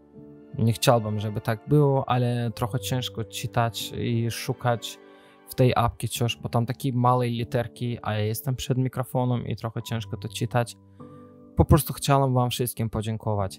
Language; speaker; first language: Polish; non-native, learner; Azerbaijani